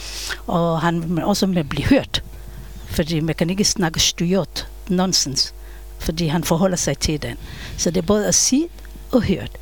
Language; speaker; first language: Danish; non-native, fluent; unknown